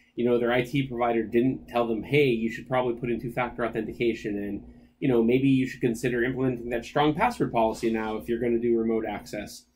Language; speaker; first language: English; native; English